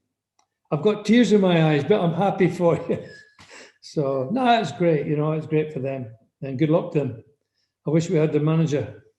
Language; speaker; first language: English; native; English